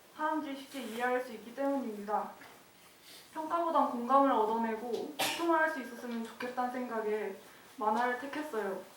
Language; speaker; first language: Korean; native; Korean